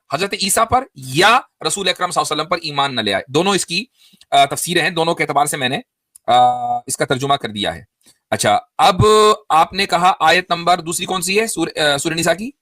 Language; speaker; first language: Urdu; native; Urdu